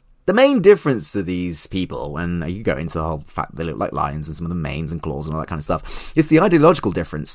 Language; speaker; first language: English; native; English